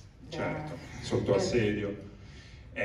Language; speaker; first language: Italian; native; Italian